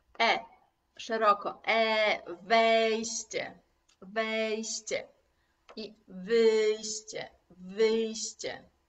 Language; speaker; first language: Polish; native; Polish